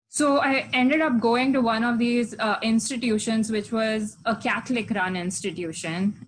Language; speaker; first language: English; non-native, local second language; Hindi